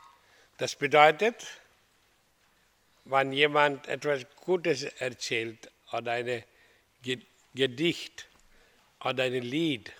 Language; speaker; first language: German; non-native, fluent; Hindi